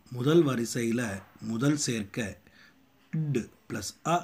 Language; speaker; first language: Hindi; non-native, local second language; Tamil